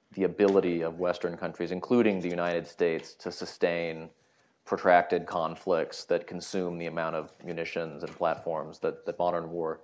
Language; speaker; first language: English; native; English